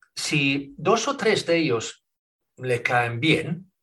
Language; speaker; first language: Spanish; non-native, fluent; Swedish